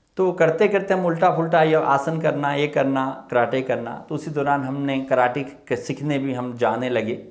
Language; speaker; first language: Hindi; early bilingual, other home language; Nepali